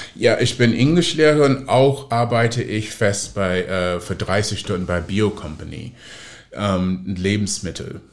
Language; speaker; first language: German; non-native, fluent; English